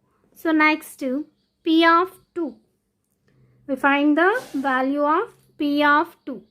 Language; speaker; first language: English; non-native, local second language; Telugu